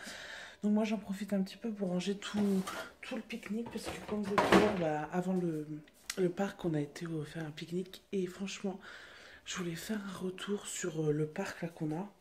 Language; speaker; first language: French; native; French